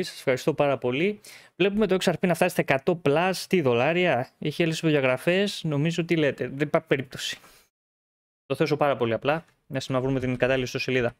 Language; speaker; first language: Greek; native; Greek